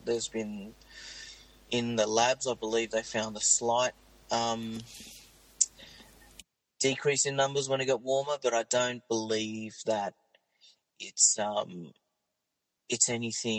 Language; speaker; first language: English; native; English